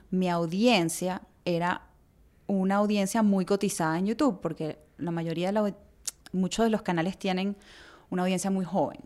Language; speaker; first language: Spanish; native; Spanish